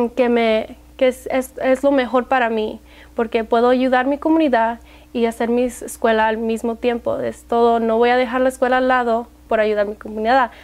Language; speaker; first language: Spanish; early bilingual, heritage; Spanish